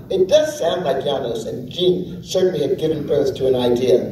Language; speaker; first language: English; native; English